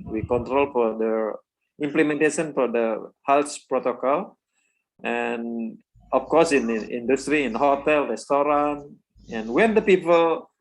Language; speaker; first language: English; non-native, learner; Indonesian